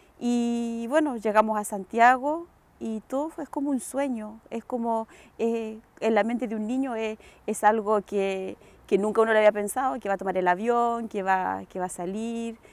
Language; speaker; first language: Spanish; native; Spanish